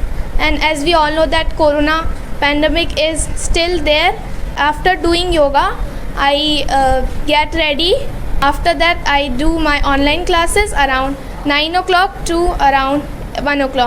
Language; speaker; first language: English; non-native, learner; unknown